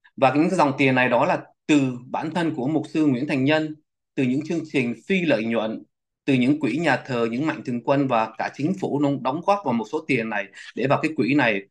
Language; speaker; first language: Vietnamese; early bilingual, heritage; Vietnamese